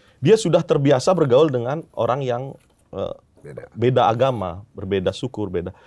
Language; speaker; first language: Indonesian; native; Indonesian